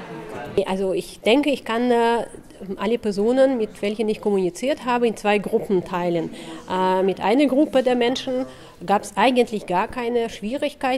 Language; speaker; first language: German; non-native, fluent; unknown